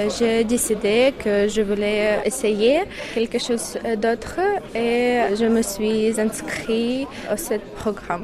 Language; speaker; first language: French; non-native, learner; Ukrainian